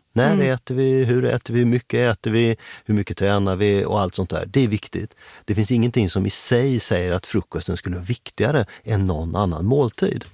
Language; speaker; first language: Swedish; native; Swedish